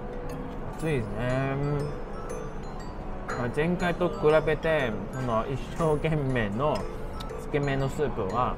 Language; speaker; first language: Japanese; non-native, fluent; Cantonese